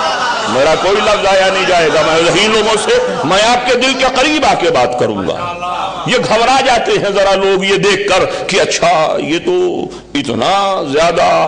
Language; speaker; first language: Urdu; native; Urdu